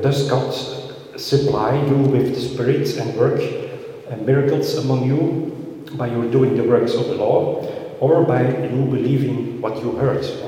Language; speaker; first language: English; non-native, fluent; Dutch